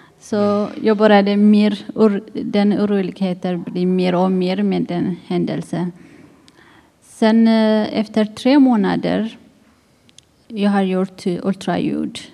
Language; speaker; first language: Swedish; non-native, learner; Tigrinya